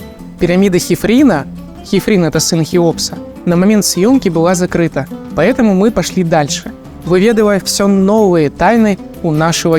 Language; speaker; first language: Russian; native; Russian